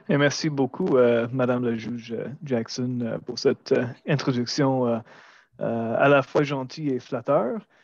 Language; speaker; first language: French; non-native, fluent; English